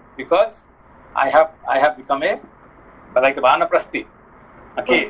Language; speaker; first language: English; non-native, local second language; Nepali